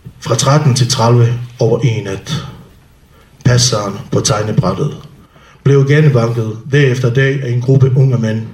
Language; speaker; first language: Danish; non-native, fluent; Bosnian